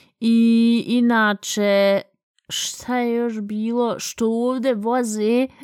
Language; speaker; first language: Bosnian; early bilingual, heritage; Bosnian